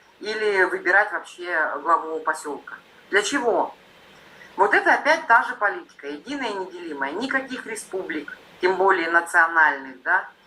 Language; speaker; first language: Russian; non-native, local second language; Yakut